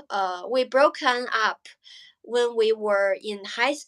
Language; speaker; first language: English; non-native, learner; Chinese